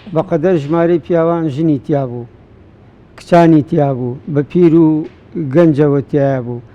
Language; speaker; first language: Central Kurdish; native; Central Kurdish